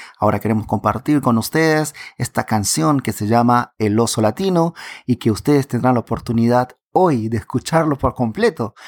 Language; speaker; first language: Spanish; native; Spanish